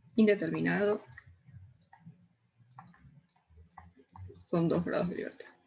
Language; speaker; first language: Spanish; native; Spanish